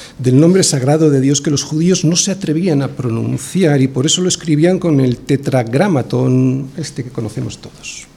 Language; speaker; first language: Spanish; native; Spanish